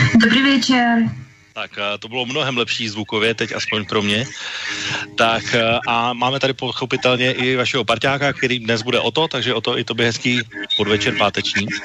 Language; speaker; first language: Czech; native; Czech